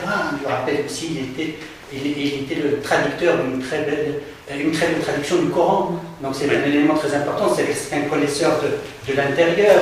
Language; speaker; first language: French; non-native, local second language; Arabic